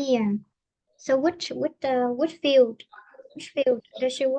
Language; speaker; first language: English; non-native, fluent; Vietnamese